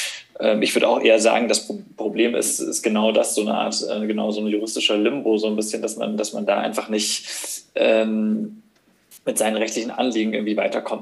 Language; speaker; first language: German; native; German